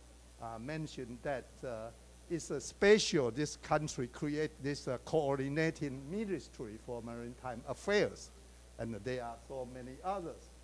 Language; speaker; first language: English; non-native, fluent; Chinese